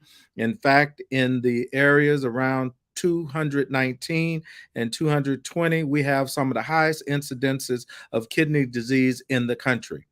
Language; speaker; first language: English; native; English